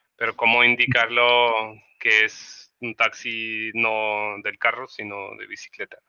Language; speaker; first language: Spanish; non-native, fluent; Russian